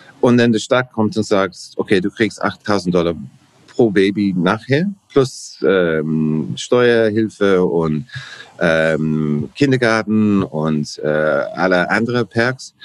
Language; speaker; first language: German; non-native, learner; English